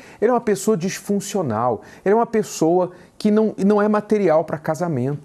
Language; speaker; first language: Portuguese; native; Portuguese